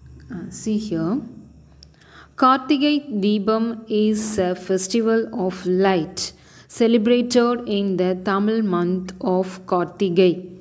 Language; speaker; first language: English; non-native, local second language; Tamil